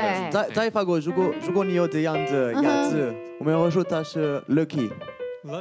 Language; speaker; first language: Chinese; non-native, learner; French